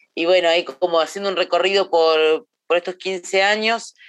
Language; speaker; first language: Spanish; native; Spanish